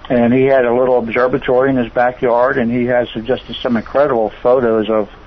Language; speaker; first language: English; native; English